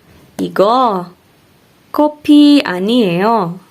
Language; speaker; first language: Korean; non-native, learner; Indonesian